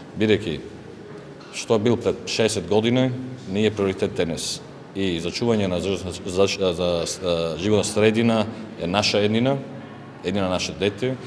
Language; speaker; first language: Macedonian; native; Macedonian